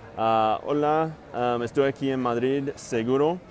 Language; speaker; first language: Spanish; non-native, fluent; English